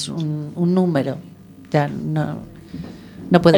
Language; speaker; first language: Spanish; native; Spanish